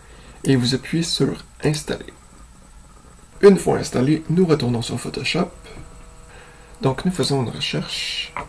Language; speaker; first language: French; native; French